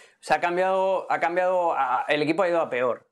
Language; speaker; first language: Spanish; native; Spanish